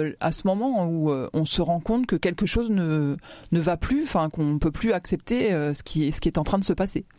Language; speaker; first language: French; native; French